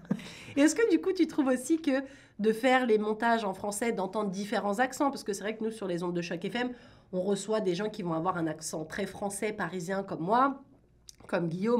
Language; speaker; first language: French; native; French